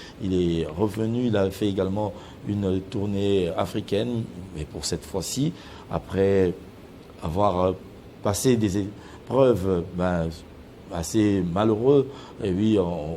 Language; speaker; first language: French; non-native, local second language; Lingala